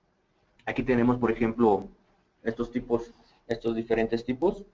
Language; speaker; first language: Spanish; native; Spanish